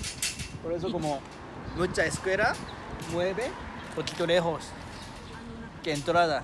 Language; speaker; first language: Spanish; non-native, learner; Japanese